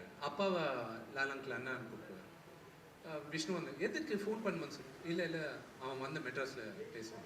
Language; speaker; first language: Tamil; non-native, local second language; Telugu